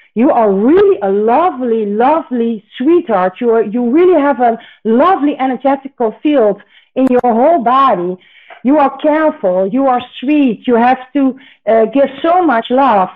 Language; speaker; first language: English; non-native, fluent; Dutch